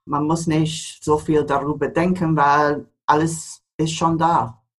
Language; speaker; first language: German; non-native, fluent; English